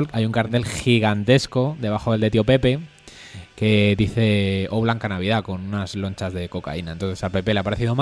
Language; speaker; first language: Spanish; native; Spanish